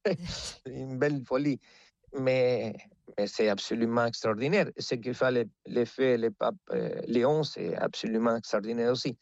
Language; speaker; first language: French; non-native, fluent; Spanish